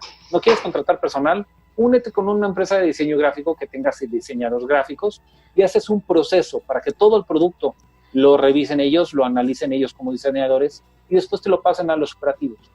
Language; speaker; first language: Spanish; native; Spanish